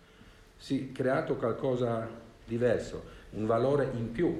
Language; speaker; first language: Italian; non-native, learner; Swedish